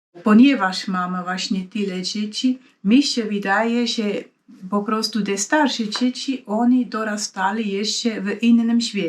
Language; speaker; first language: Polish; non-native, fluent; Swiss German